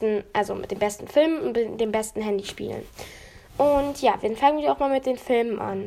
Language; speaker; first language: German; native; German